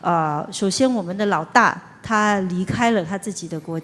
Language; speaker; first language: Chinese; native; Chinese